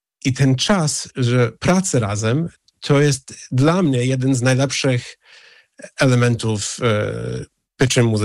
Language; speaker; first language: Polish; early bilingual, heritage; English